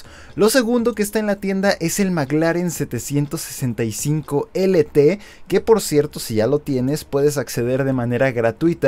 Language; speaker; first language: Spanish; native; Spanish